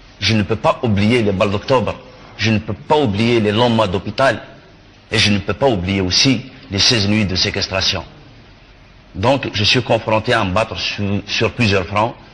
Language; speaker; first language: French; non-native, local second language; Kabyle